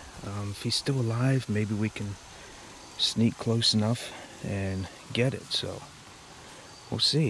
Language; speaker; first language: English; native; English